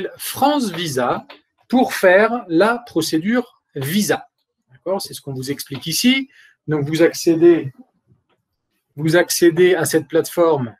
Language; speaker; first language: French; native; French